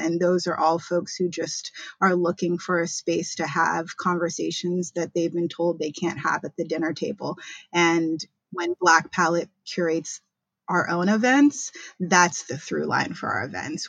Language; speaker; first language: English; native; English